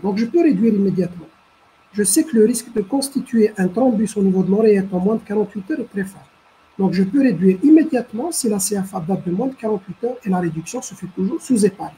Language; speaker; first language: French; non-native, local second language; Arabic